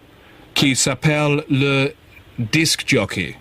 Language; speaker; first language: French; non-native, learner; English